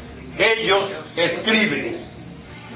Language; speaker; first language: Spanish; non-native, fluent; English